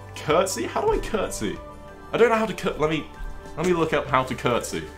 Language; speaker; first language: English; native; English